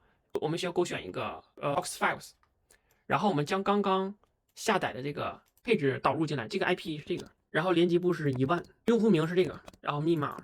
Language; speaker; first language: Chinese; native; Chinese